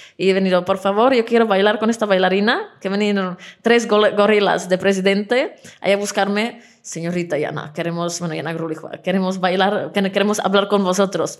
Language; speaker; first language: Spanish; non-native, fluent; Czech